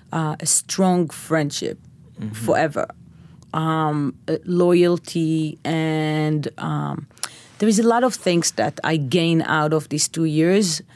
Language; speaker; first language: English; non-native, fluent; Hebrew